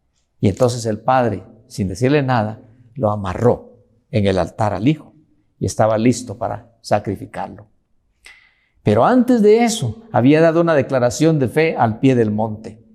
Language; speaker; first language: Spanish; native; Spanish